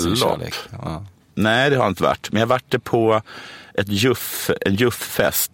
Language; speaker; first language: Swedish; native; Swedish